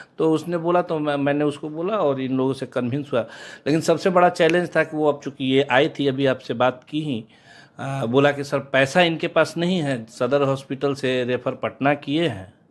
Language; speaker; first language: Hindi; native; Hindi